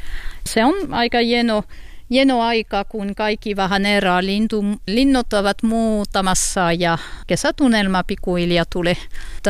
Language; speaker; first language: Finnish; non-native, learner; French